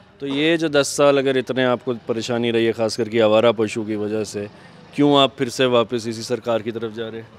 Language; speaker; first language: Hindi; native; Hindi